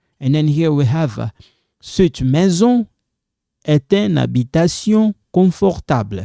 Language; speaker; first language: French; non-native, local second language; Lingala